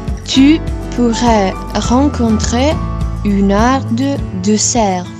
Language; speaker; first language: French; non-native, learner; Italian